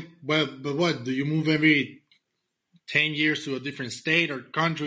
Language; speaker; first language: English; non-native, fluent; Spanish